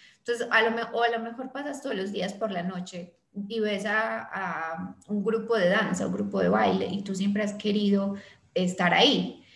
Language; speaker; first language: Spanish; native; Spanish